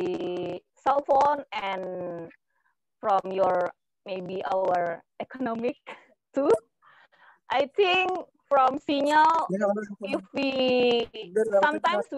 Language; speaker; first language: English; non-native, learner; Indonesian